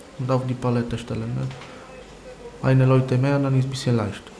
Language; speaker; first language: German; non-native, learner; Polish